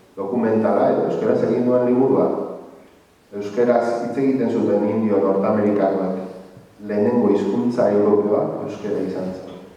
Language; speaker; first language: Basque; non-native, local second language; Spanish